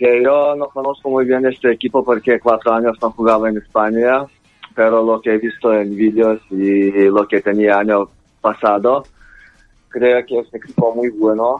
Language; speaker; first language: Spanish; non-native, learner; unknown